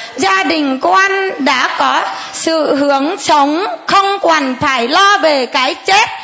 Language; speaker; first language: Vietnamese; non-native, local second language; Muong